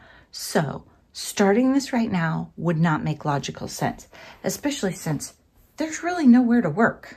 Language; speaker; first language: English; native; English